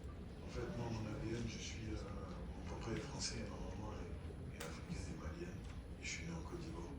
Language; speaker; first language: French; native; French